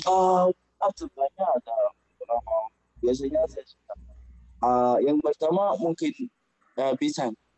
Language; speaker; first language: Indonesian; non-native, fluent; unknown